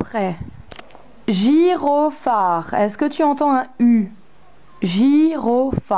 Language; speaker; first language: French; native; French